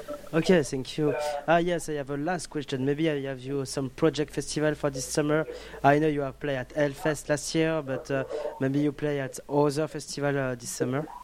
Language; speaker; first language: English; non-native, learner; French